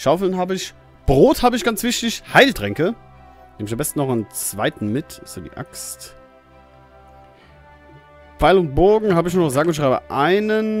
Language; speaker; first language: German; native; German